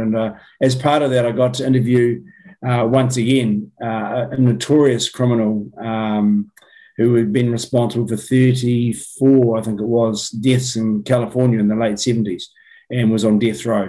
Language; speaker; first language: English; native; English